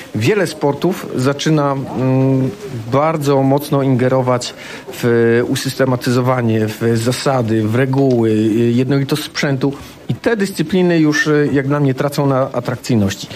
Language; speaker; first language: Polish; native; Polish